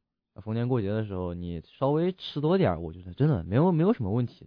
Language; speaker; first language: Chinese; native; Chinese